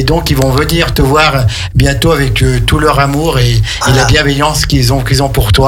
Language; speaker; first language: French; native; French